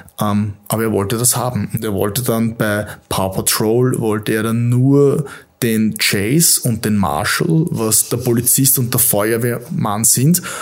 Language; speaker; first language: German; native; German